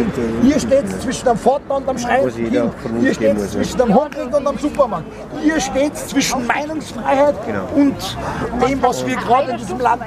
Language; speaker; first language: German; native; German